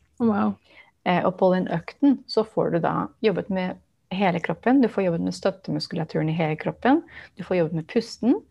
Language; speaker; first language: Norwegian; non-native, fluent; English